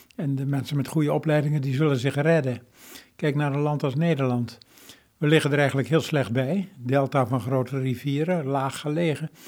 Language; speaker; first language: Dutch; native; Dutch